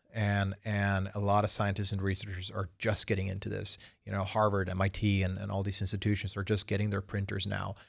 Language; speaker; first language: English; early bilingual, other home language; Swedish